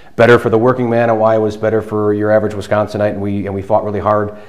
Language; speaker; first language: English; native; English